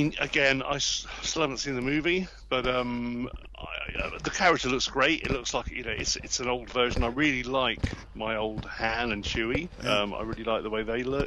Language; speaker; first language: English; native; English